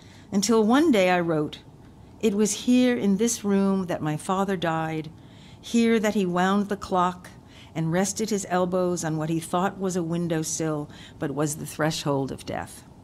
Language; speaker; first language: English; native; English